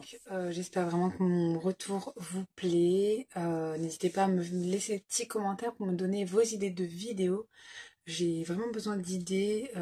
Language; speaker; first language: French; native; French